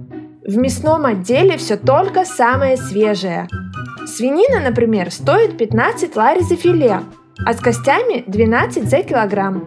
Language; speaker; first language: Russian; native; Russian